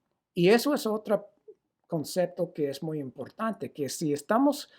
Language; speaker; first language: Spanish; non-native, fluent; English